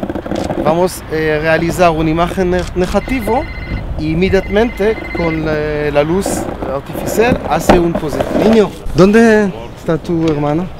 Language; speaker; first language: Spanish; non-native, learner; Hebrew